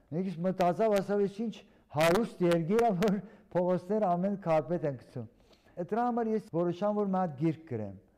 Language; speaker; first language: Armenian; early bilingual, heritage; Armenian